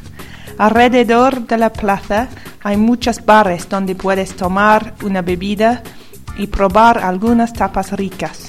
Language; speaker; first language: Spanish; non-native, learner; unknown